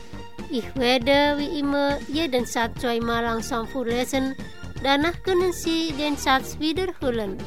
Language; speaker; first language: German; non-native, fluent; Indonesian